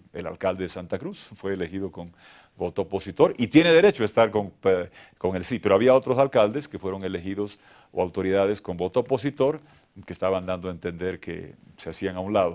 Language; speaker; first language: Spanish; native; Spanish